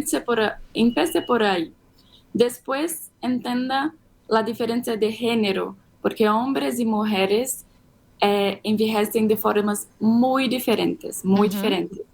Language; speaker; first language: Spanish; non-native, fluent; Portuguese